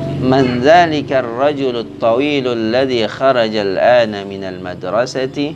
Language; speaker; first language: Arabic; non-native, fluent; Indonesian